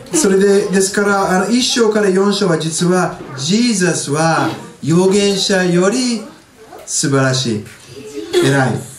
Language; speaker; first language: Japanese; non-native, fluent; English